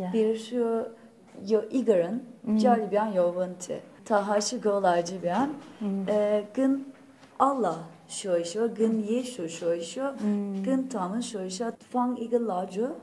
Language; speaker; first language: Chinese; non-native, fluent; Turkish